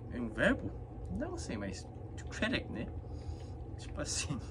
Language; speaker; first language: Portuguese; non-native, fluent; Korean